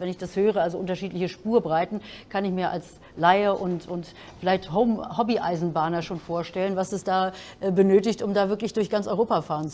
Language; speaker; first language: German; native; German